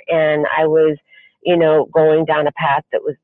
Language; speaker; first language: English; native; English